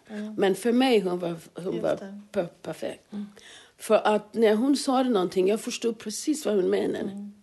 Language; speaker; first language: Swedish; non-native, fluent; English